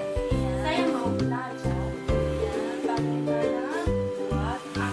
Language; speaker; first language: Indonesian; non-native, learner; Italian